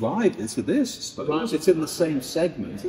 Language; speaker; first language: English; native; English